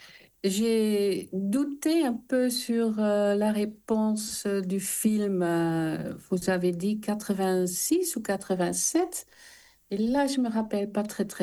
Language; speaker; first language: French; non-native, fluent; Dutch